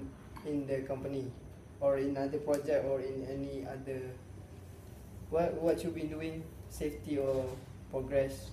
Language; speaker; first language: English; non-native, local second language; Malay